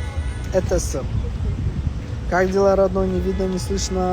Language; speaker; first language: Russian; non-native, learner; Uzbek